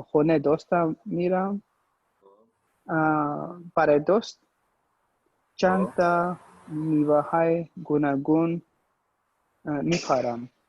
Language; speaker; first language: Persian; non-native, learner; Urdu